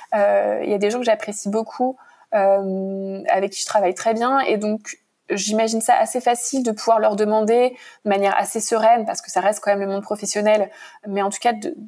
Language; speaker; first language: French; native; French